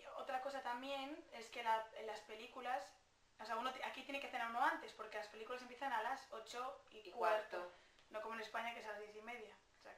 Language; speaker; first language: Spanish; native; Spanish